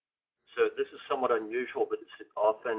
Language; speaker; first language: English; native; English